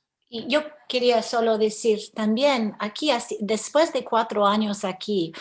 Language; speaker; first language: Spanish; early bilingual, heritage; English